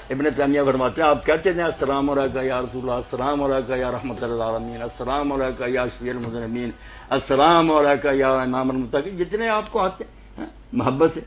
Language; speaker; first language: Urdu; non-native, local second language; Punjabi